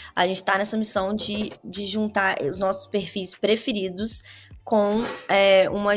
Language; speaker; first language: Portuguese; native; Portuguese